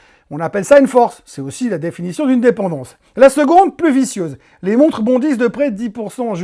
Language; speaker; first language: French; native; French